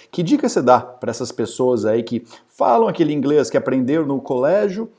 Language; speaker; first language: Portuguese; native; Portuguese